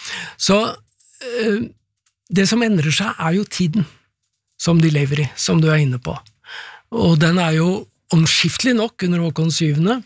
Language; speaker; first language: Norwegian; native; Norwegian